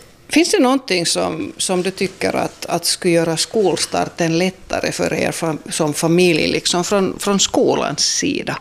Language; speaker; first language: Swedish; native; Swedish